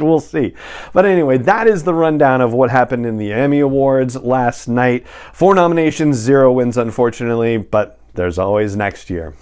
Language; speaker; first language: English; native; English